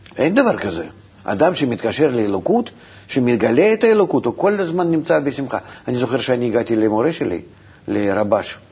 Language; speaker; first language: Hebrew; non-native, fluent; Russian